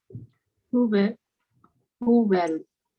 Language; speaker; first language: Spanish; non-native, learner; English